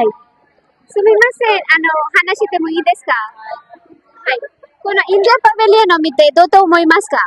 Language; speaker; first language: Japanese; non-native, fluent; Marathi